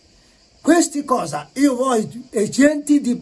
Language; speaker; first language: Italian; non-native, learner; Igbo